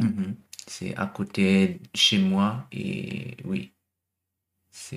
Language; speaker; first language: French; non-native, learner; German